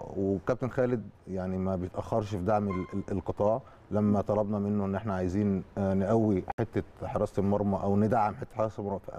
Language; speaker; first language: Egyptian Arabic; native; Egyptian Arabic